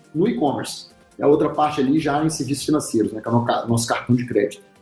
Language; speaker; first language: Portuguese; native; Portuguese